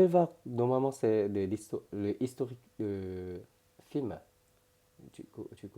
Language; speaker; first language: French; non-native, learner; Korean